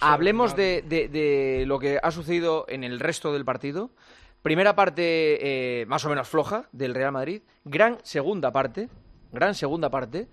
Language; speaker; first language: Spanish; native; Spanish